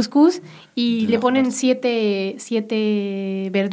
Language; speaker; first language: Spanish; non-native, local second language; Berber languages